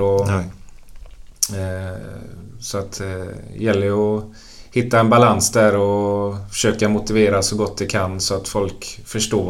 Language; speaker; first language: Swedish; native; Swedish